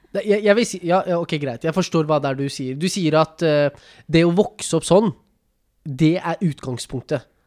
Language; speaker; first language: Norwegian; early bilingual, other home language; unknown